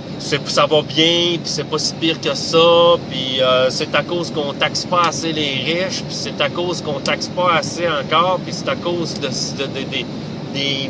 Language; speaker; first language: French; native; French